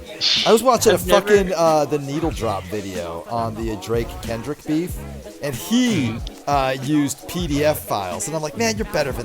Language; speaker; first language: English; native; English